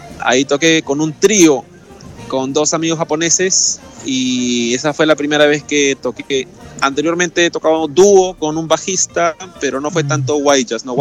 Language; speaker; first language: Spanish; native; Spanish